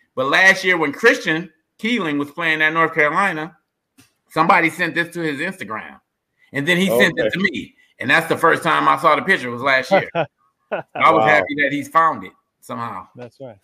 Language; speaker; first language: English; native; English